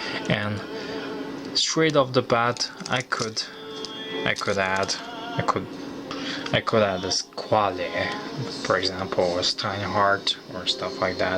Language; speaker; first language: English; non-native, fluent; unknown